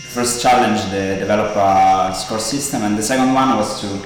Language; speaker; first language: English; non-native, fluent; Italian